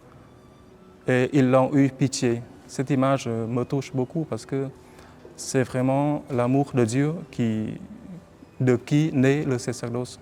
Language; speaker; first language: French; non-native, fluent; Vietnamese